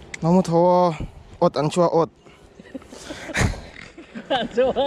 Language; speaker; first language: Korean; non-native, learner; Thai